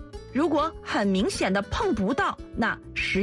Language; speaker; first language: Chinese; native; Chinese